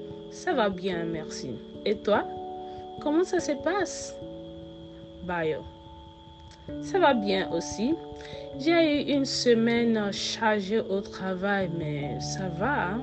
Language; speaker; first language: French; non-native, fluent; Yoruba